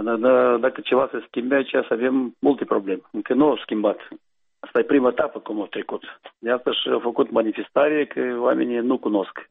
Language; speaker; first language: Romanian; non-native, local second language; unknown